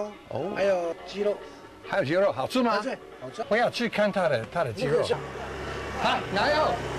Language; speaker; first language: Chinese; non-native, learner; English